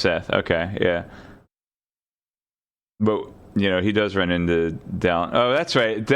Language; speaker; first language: English; native; English